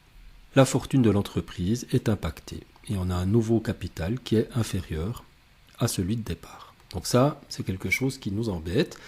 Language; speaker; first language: French; native; French